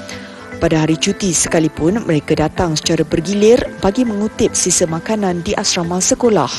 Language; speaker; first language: Malay; native; Malay